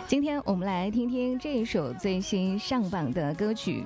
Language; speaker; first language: Chinese; native; Chinese